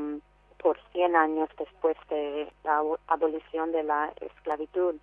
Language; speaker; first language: Spanish; non-native, fluent; English